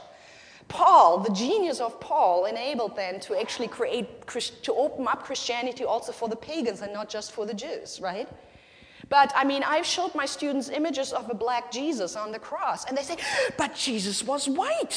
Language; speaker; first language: English; non-native, fluent; German